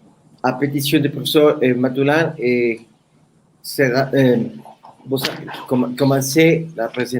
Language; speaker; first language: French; non-native, learner; Spanish